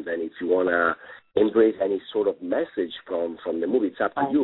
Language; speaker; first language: English; non-native, fluent; Italian